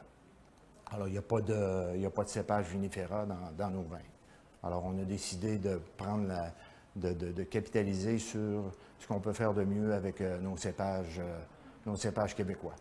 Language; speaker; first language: French; native; French